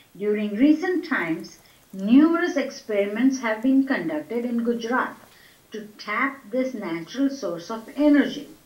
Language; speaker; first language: English; non-native, local second language; Gujarati